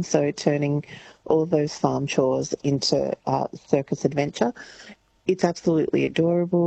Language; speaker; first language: English; native; English